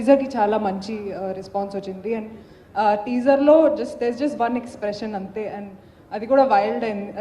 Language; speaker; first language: Telugu; non-native, local second language; Hindi